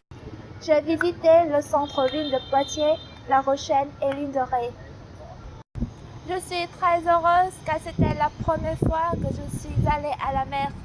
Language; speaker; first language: French; non-native, fluent; Vietnamese